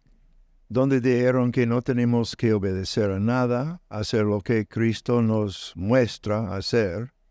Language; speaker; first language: Spanish; non-native, learner; English